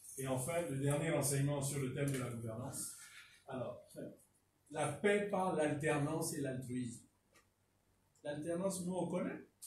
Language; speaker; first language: French; non-native, local second language; Fon